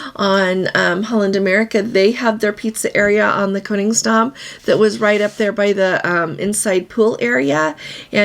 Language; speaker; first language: English; native; English